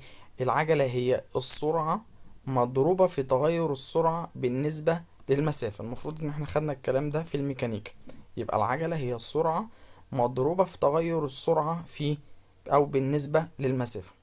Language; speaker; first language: Arabic; native; Arabic